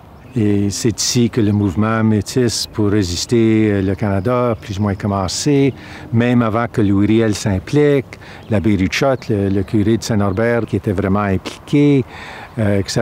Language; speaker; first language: French; native; French